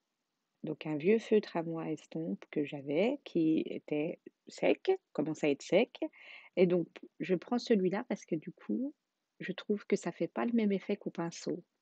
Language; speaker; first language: French; native; French